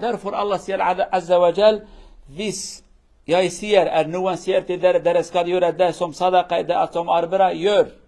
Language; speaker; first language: Swedish; non-native, learner; Kurdish